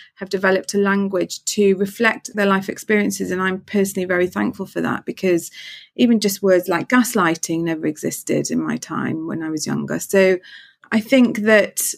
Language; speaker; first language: English; native; English